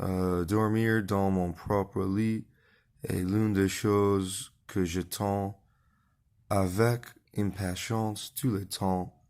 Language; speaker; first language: French; non-native, learner; English